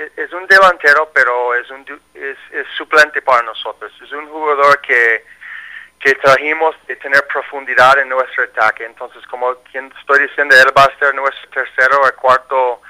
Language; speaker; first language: Spanish; non-native, learner; English